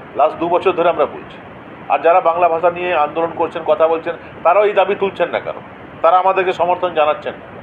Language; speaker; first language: Bangla; non-native, local second language; Hindi